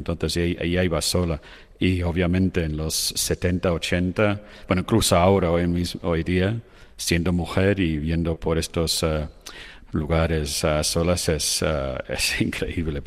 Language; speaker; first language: Spanish; non-native, fluent; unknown